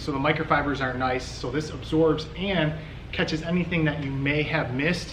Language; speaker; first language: English; native; English